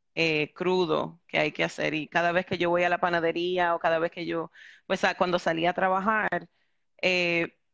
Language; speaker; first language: Spanish; early bilingual, heritage; Spanish